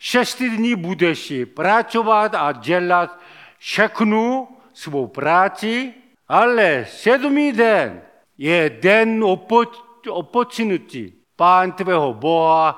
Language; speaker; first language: Czech; non-native, learner; Korean